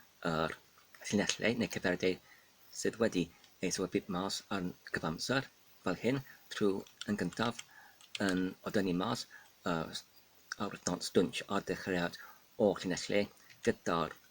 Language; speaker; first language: Welsh; non-native, learner; Polish